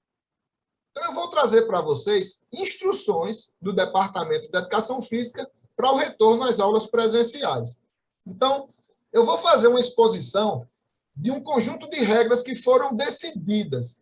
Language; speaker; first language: Portuguese; native; Portuguese